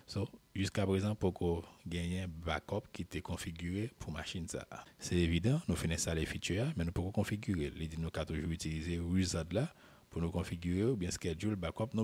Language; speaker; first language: French; non-native, local second language; Haitian Creole